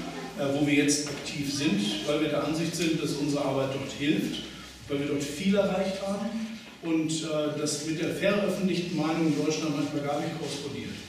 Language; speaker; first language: German; native; German